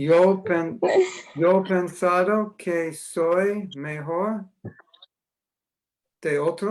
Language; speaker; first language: Spanish; non-native, learner; English